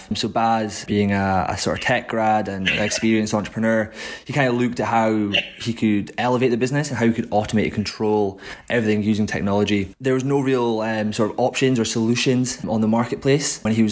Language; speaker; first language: English; native; English